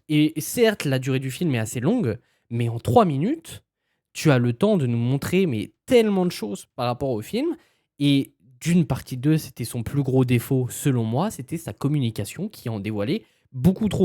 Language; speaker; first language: French; native; French